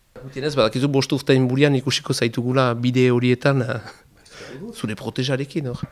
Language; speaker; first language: Basque; native; Basque